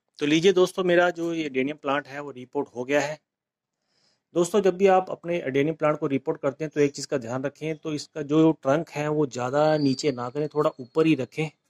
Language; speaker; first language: Hindi; native; Hindi